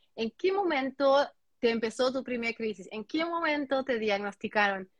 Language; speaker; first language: Spanish; non-native, fluent; German